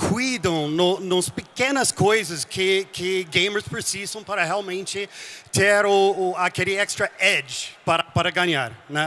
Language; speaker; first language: Portuguese; non-native, fluent; English